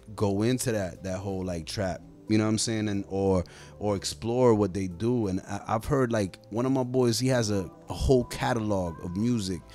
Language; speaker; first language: English; native; English